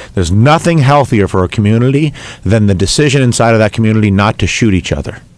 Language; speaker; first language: English; native; English